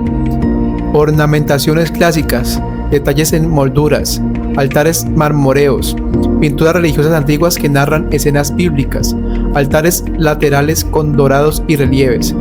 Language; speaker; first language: Spanish; native; Spanish